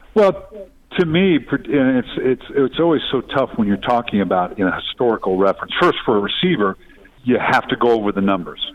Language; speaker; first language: English; native; English